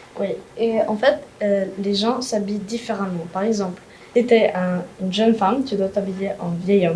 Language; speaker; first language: French; non-native, local second language; English